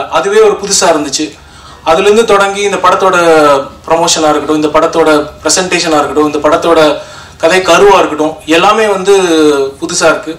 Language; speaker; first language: Tamil; native; Tamil